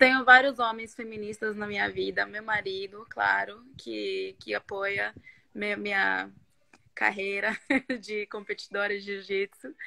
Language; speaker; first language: Portuguese; non-native, fluent; Norwegian